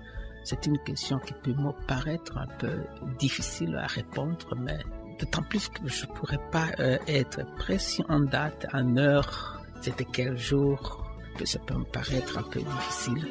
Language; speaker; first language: French; non-native, local second language; Rundi